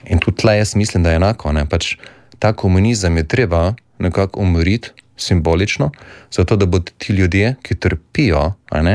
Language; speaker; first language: Slovenian; native; Slovenian